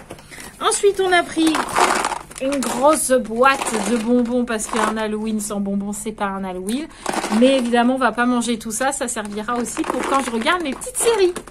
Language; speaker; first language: French; native; French